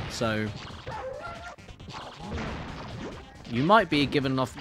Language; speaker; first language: English; native; English